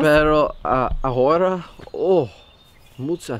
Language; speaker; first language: Spanish; non-native, learner; English